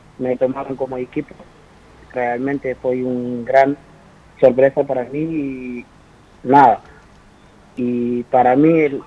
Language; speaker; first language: Spanish; non-native, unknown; Wolof